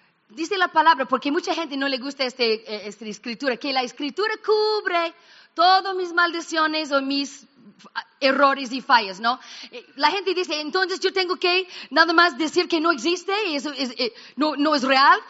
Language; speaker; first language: Spanish; non-native, fluent; English